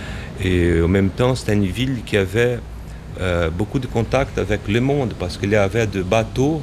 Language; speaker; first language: French; non-native, fluent; Portuguese